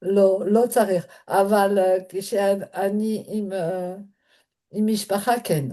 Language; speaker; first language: Hebrew; non-native, learner; French